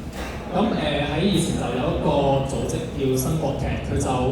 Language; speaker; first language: Cantonese; native; Cantonese